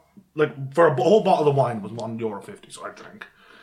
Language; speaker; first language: English; native; English